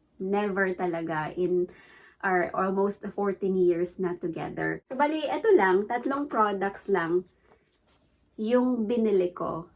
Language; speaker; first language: Filipino; native; Filipino